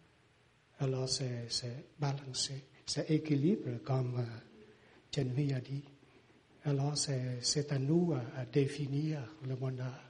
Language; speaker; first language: French; non-native, learner; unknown